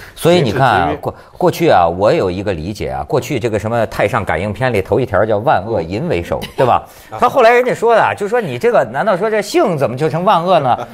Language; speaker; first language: Chinese; native; Chinese